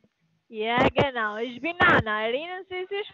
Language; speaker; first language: German; non-native, learner; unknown